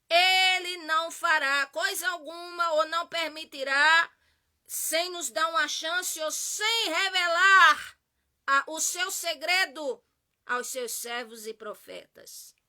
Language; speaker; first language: Portuguese; native; Portuguese